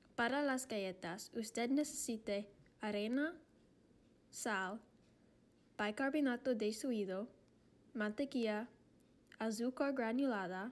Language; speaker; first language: Spanish; non-native, learner; English